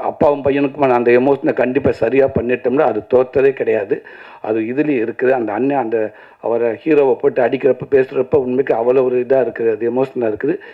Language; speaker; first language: Tamil; native; Tamil